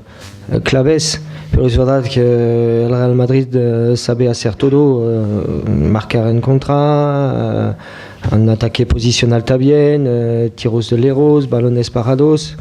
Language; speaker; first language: Spanish; non-native, fluent; French